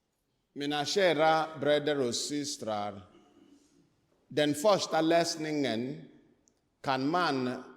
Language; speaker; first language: Swedish; non-native, fluent; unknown